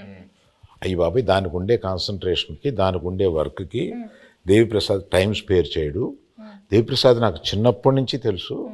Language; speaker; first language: Telugu; native; Telugu